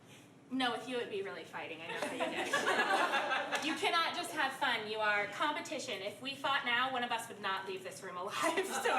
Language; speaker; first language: English; native; English